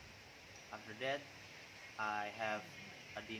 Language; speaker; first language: English; non-native, learner; Indonesian